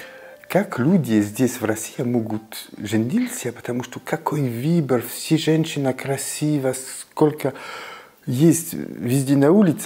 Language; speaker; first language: Russian; non-native, fluent; French